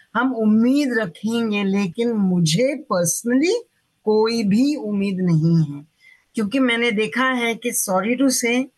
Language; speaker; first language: Hindi; non-native, local second language; Marathi